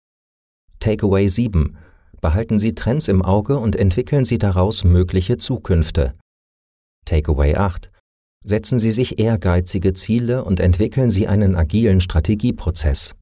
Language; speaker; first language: German; native; German